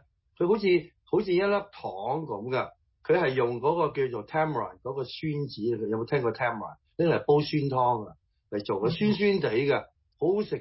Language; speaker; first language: Chinese; early bilingual, heritage; Cantonese